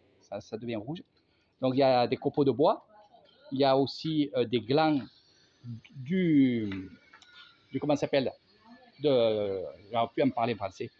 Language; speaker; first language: French; native; French